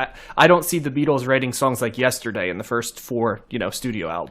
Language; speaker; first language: English; native; English